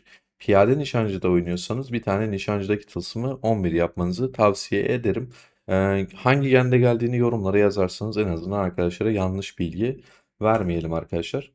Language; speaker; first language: Turkish; native; Turkish